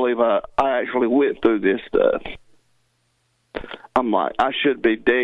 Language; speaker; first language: English; native; English